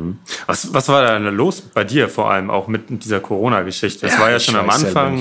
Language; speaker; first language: German; native; German